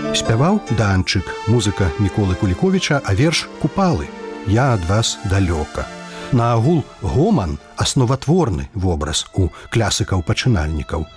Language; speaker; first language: Belarusian; native; Belarusian